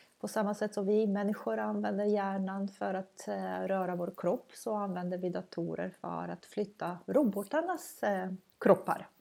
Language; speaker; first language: Swedish; non-native, fluent; Croatian